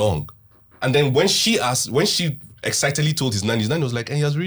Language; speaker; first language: English; non-native, local second language; Hausa